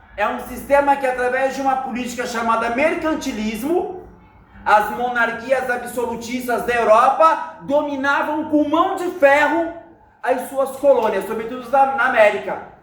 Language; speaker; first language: Portuguese; native; Portuguese